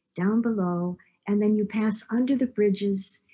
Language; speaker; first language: English; native; English